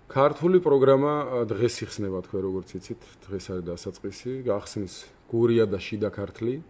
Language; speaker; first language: Georgian; native; Georgian